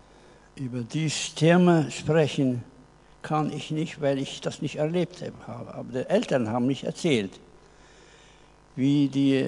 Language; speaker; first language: German; early bilingual, heritage; German